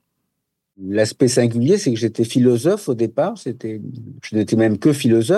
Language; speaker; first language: French; native; French